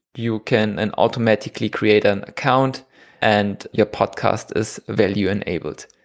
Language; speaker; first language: English; non-native, fluent; German